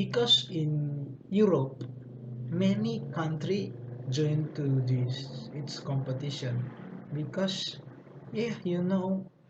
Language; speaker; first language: English; non-native, learner; Indonesian